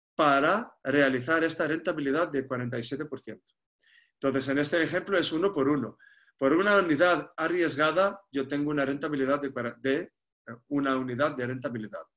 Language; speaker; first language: Spanish; non-native, fluent; Greek